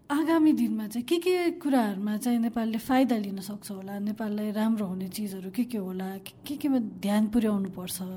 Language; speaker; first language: Nepali; native; Nepali